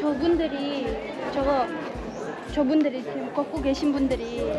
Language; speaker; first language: Korean; native; Korean